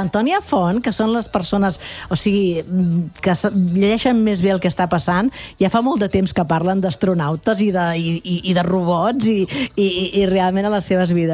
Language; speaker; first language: Catalan; native; Catalan